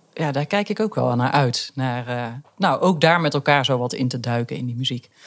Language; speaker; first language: Dutch; native; Dutch